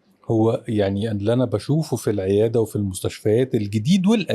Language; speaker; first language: Arabic; native; Arabic